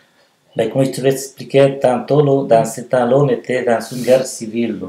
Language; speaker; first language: French; non-native, fluent; Spanish